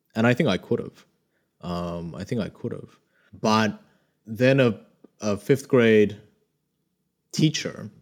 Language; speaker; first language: English; early bilingual, other home language; Korean